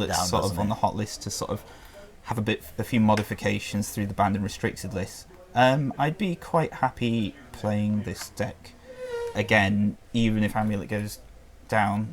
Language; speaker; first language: English; native; English